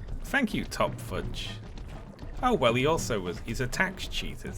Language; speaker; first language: English; native; English